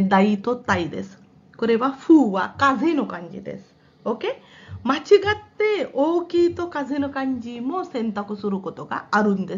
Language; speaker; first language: Japanese; non-native, fluent; Hindi